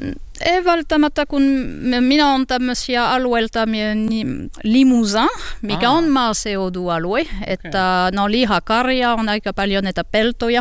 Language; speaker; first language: Finnish; non-native, learner; French